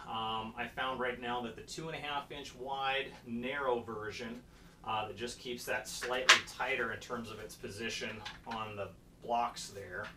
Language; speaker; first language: English; native; English